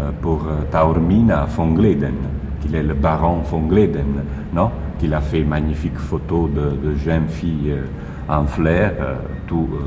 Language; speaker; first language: French; non-native, fluent; Italian